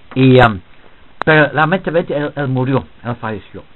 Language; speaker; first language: Spanish; non-native, fluent; English